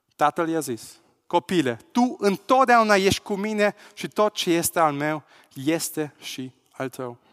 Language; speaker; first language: Romanian; non-native, local second language; Hungarian